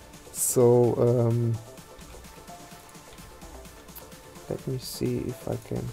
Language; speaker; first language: English; non-native, fluent; German